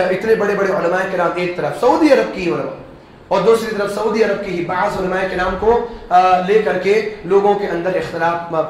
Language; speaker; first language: Urdu; native; Urdu